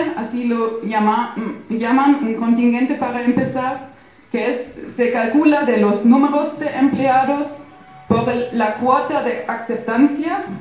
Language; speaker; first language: Spanish; non-native, fluent; German